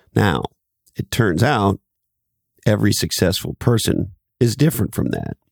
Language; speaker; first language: English; native; English